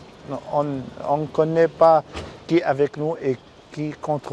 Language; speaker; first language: French; non-native, learner; Arabic